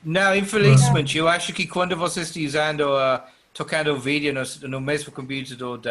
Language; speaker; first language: Portuguese; non-native, learner; English